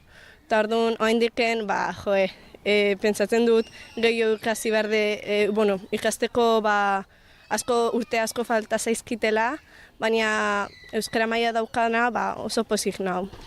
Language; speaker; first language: Basque; early bilingual, other home language; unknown